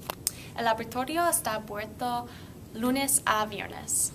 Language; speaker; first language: Spanish; non-native, learner; English